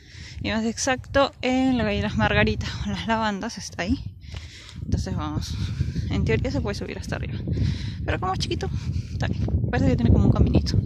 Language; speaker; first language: Spanish; native; Spanish